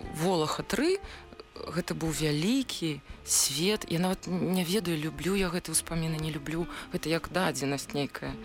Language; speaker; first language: Belarusian; non-native, local second language; Russian